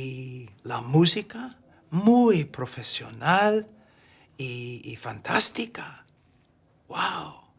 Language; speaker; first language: Spanish; non-native, fluent; English